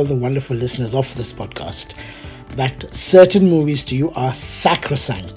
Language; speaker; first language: English; native; English